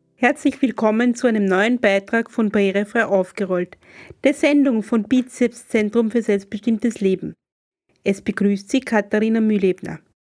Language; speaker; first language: German; native; German